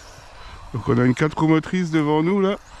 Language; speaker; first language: French; native; French